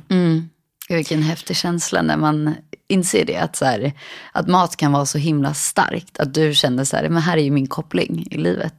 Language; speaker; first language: Swedish; native; Swedish